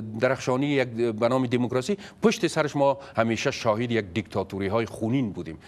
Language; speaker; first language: Persian; native; Persian